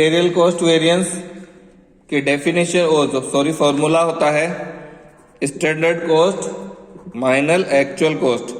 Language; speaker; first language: Hindi; native; Hindi